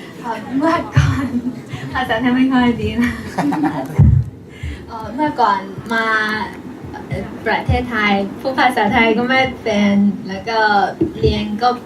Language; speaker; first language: Thai; non-native, learner; Chinese